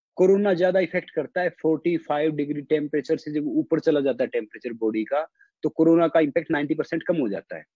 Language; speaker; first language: Hindi; native; Hindi